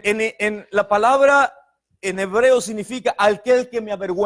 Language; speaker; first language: Spanish; native; Spanish